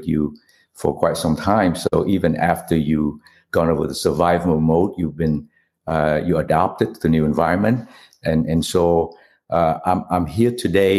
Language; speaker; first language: English; non-native, fluent; Vietnamese